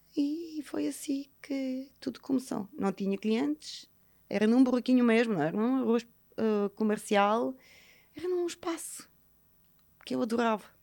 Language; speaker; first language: Portuguese; non-native, fluent; Bulgarian